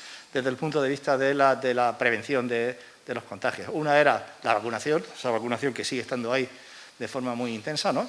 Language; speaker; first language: Spanish; native; Spanish